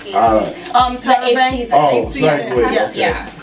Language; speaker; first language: English; native; English